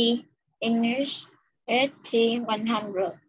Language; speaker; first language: English; non-native, learner; Vietnamese